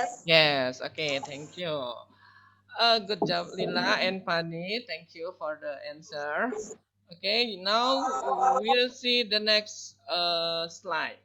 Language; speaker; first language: English; non-native, learner; Indonesian